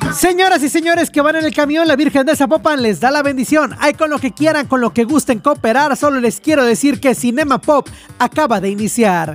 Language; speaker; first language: Spanish; native; Spanish